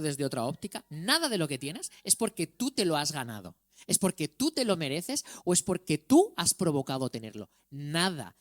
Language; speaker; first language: Spanish; native; Spanish